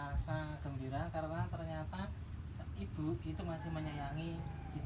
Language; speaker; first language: Indonesian; non-native, local second language; Javanese